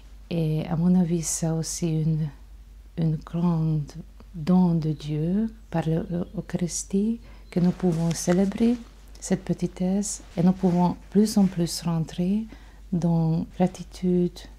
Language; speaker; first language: French; non-native, fluent; Hungarian